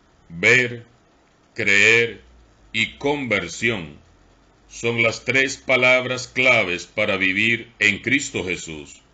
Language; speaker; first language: Spanish; native; Spanish